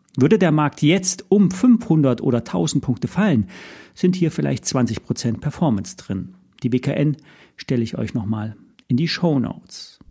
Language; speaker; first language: German; native; German